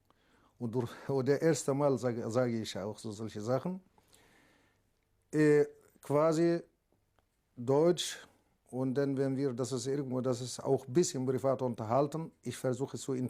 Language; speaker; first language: German; non-native, learner; Arabic